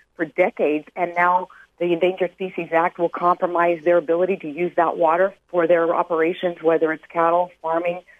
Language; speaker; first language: English; native; English